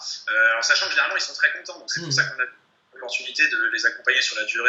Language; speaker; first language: French; native; French